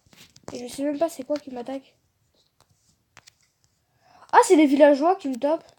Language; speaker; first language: French; native; French